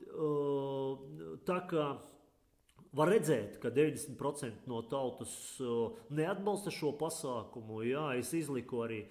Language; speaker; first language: Latvian; non-native, local second language; Russian